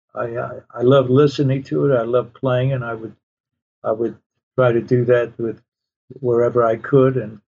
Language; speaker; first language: English; early bilingual, other home language; Polish